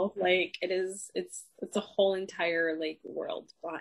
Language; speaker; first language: English; native; English